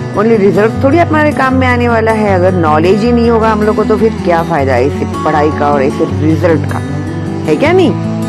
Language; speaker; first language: Hindi; non-native, local second language; Marathi